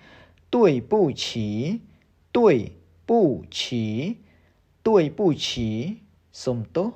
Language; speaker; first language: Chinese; non-native, fluent; Khmer